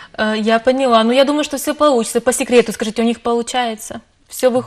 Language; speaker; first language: Russian; native; Russian